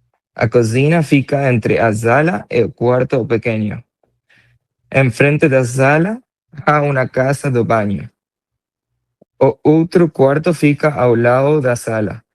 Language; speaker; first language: Portuguese; non-native, learner; Spanish